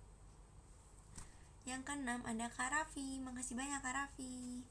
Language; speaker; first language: Indonesian; native; Indonesian